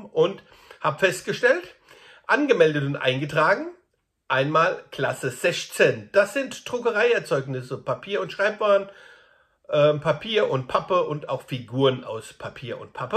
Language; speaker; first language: German; native; German